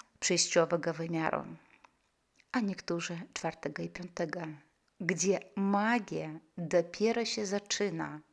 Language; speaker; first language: Polish; non-native, fluent; Russian